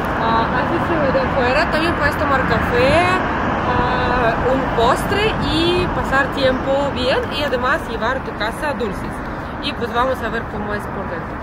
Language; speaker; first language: Spanish; non-native, learner; Russian